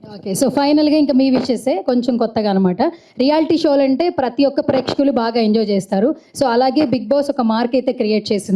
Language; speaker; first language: Telugu; native; Telugu